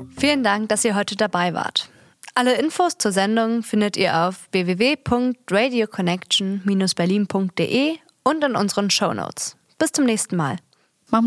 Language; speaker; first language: German; native; German